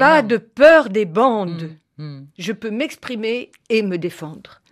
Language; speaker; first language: French; native; French